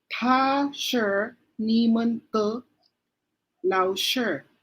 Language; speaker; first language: Chinese; non-native, learner; Filipino